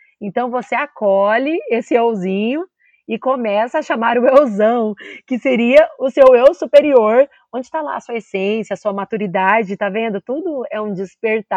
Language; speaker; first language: Portuguese; native; Portuguese